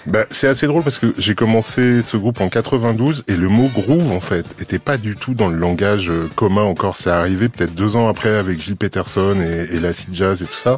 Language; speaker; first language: French; native; French